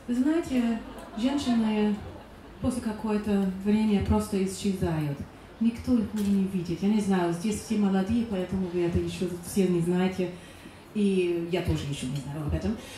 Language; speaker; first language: Russian; non-native, learner; German